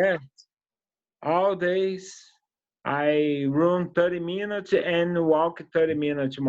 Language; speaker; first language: English; non-native, learner; Portuguese